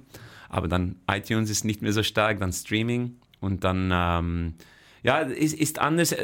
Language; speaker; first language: German; non-native, fluent; Dutch